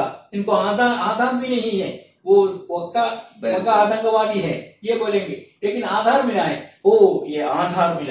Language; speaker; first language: Hindi; non-native, local second language; Malayalam